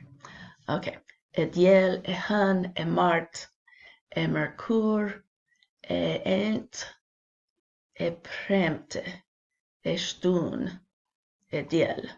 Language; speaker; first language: Albanian; non-native, learner; English